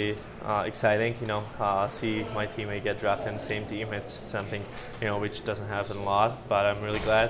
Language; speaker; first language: English; non-native, fluent; Slovak